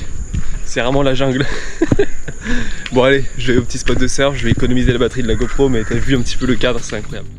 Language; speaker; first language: French; native; French